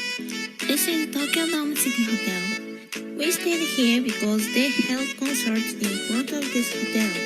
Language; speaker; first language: English; non-native, learner; Japanese